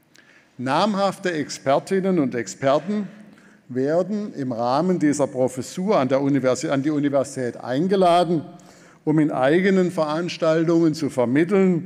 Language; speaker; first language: German; native; German